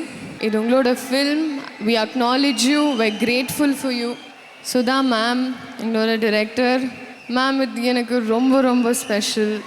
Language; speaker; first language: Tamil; non-native, fluent; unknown